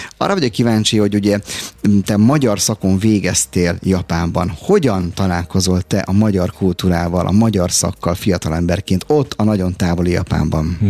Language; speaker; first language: Hungarian; native; Hungarian